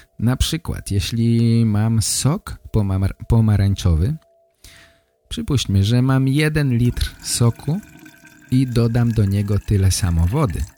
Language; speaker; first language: Polish; native; Polish